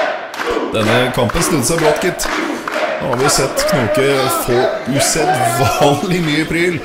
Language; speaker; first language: Norwegian; native; Norwegian